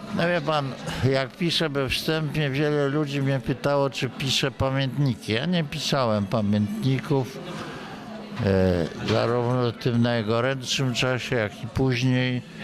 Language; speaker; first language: Polish; native; Polish